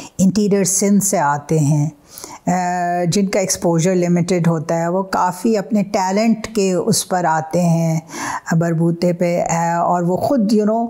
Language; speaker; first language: Urdu; native; Urdu